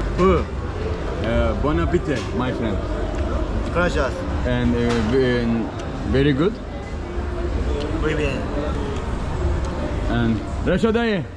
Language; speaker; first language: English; non-native, learner; Turkish